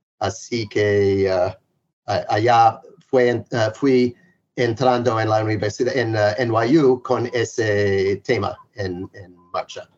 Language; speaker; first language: Spanish; non-native, fluent; English